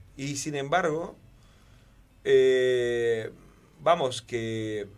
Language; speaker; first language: Spanish; native; Spanish